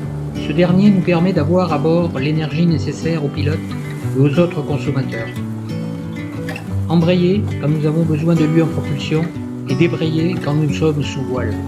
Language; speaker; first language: French; native; French